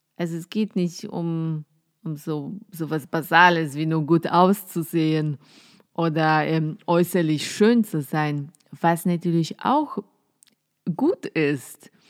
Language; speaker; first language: German; non-native, fluent; Polish